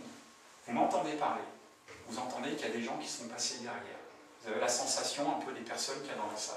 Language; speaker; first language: French; native; French